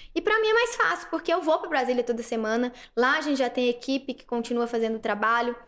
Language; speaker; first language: Portuguese; native; Portuguese